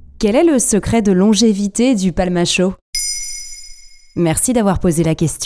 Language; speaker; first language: French; native; French